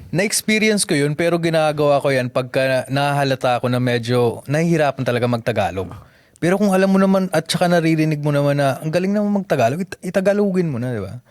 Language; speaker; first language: Filipino; non-native, local second language; Punjabi